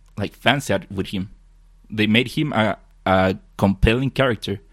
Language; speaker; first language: English; non-native, fluent; Spanish